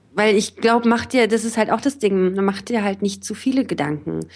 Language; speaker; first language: German; native; German